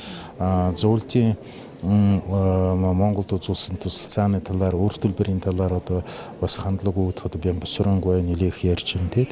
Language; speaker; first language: Mongolian; non-native, fluent; Russian